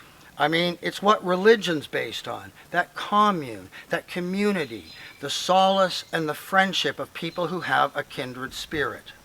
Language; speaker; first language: English; native; English